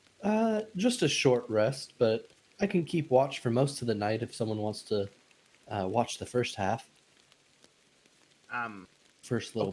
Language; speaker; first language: English; native; English